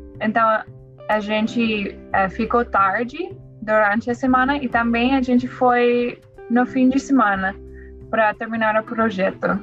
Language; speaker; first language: Portuguese; non-native, learner; English